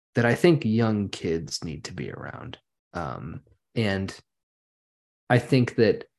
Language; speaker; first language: English; early bilingual, other home language; German